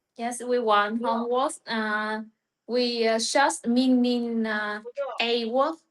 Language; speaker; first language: English; non-native, learner; Vietnamese